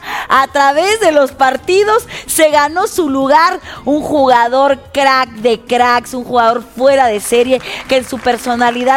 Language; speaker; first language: Spanish; native; Spanish